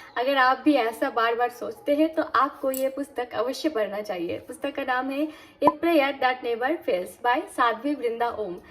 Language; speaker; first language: Hindi; non-native, local second language; Bangla